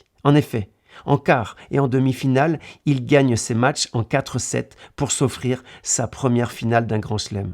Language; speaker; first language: French; native; French